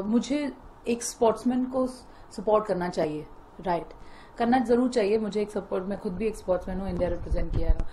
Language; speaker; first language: Hindi; native; Hindi